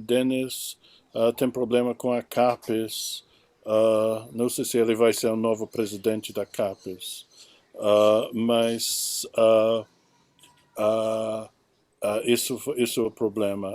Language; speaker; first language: Portuguese; non-native, fluent; English